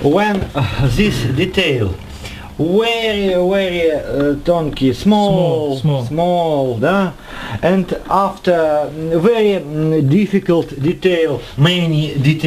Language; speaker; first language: English; non-native, learner; Russian